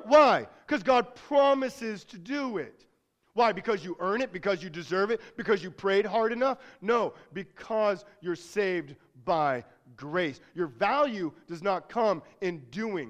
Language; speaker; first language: English; native; English